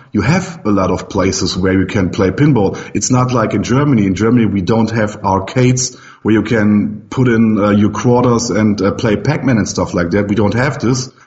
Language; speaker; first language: English; non-native, fluent; German